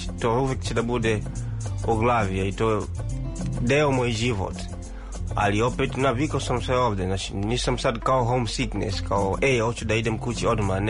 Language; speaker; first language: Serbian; non-native, learner; Swahili